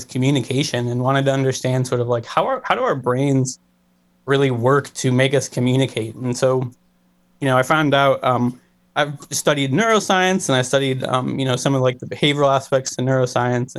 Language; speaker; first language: English; native; English